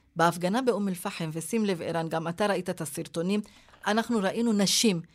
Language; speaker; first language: Hebrew; non-native, local second language; Arabic